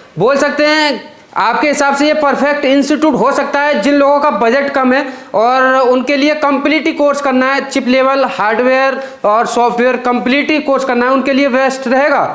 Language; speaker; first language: Hindi; native; Hindi